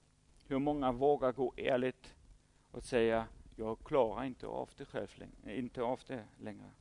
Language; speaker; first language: Swedish; non-native, fluent; German